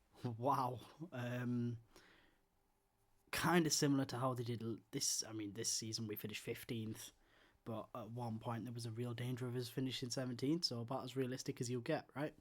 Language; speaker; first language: English; native; English